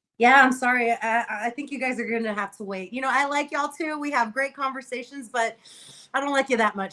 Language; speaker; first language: English; native; English